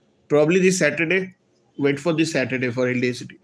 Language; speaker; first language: English; non-native, local second language; Bangla